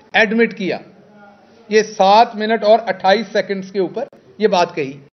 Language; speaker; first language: Urdu; native; Urdu